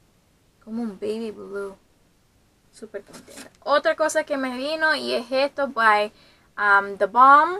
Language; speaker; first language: Spanish; early bilingual, heritage; Spanish